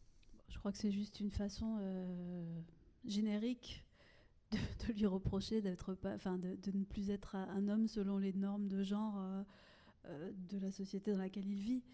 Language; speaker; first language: French; native; French